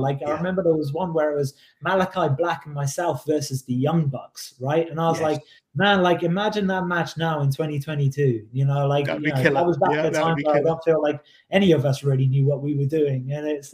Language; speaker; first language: English; native; English